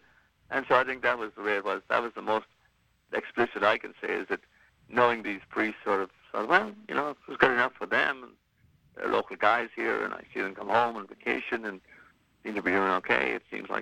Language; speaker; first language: English; native; English